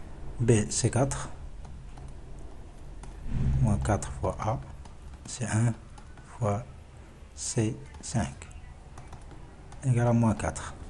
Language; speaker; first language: French; non-native, local second language; Arabic